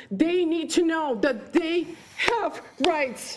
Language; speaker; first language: English; non-native, fluent; Ukrainian